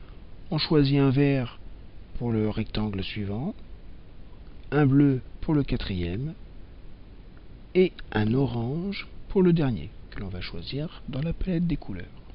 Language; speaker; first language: French; native; French